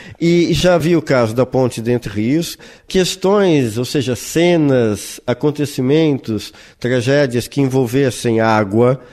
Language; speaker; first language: Portuguese; native; Portuguese